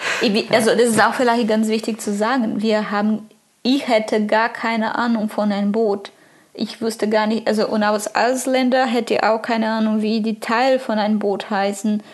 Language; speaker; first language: German; non-native, fluent; Portuguese